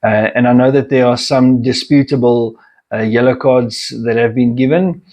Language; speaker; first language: English; non-native, local second language; Afrikaans